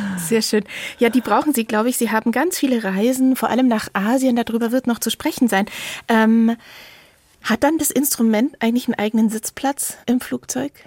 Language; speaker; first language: German; native; German